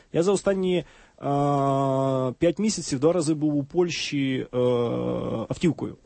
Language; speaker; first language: Ukrainian; native; Ukrainian